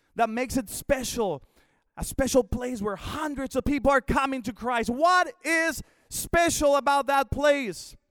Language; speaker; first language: English; non-native, fluent; Spanish